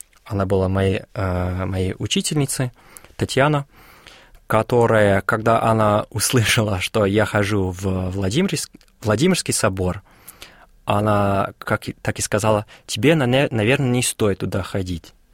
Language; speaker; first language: Russian; non-native, fluent; English